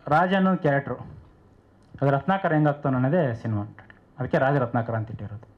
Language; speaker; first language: Kannada; native; Kannada